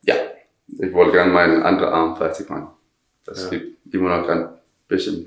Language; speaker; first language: German; non-native, learner; Danish